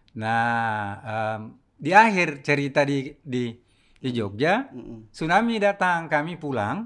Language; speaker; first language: Indonesian; non-native, local second language; Buginese